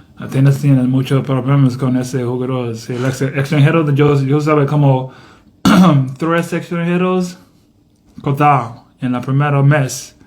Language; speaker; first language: Spanish; non-native, learner; English